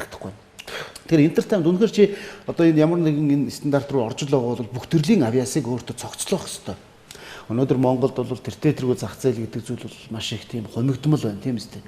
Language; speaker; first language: Mongolian; native; Mongolian